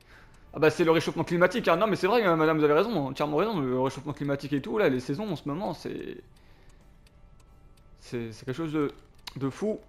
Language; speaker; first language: French; native; French